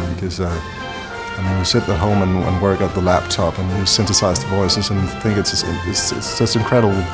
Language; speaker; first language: English; non-native, fluent; Danish